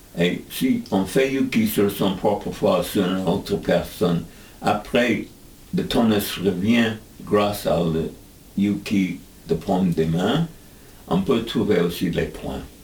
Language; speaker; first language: French; non-native, learner; English